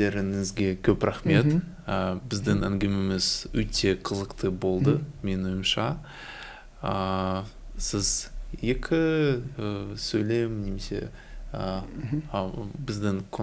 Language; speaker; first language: Kazakh; non-native, learner; Russian